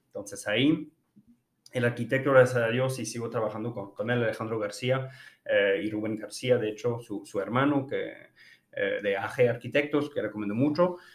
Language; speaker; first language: Spanish; non-native, fluent; French